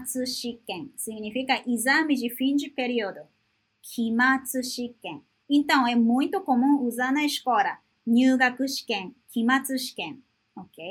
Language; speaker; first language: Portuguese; non-native, fluent; Japanese